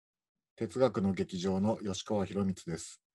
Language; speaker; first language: Japanese; native; Japanese